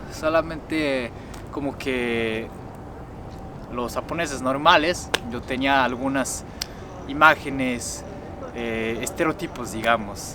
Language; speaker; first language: Spanish; non-native, fluent; Japanese